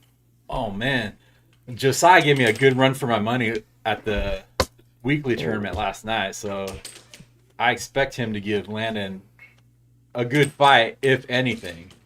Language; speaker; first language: English; native; English